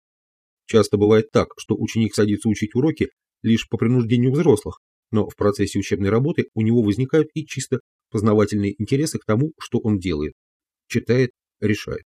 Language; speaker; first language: Russian; native; Russian